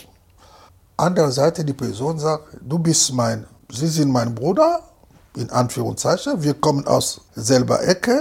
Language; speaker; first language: German; non-native, fluent; Lingala